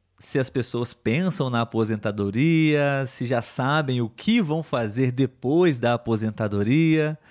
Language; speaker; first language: Portuguese; native; Portuguese